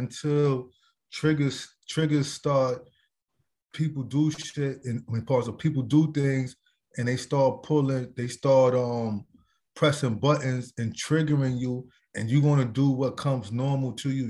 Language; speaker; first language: English; native; English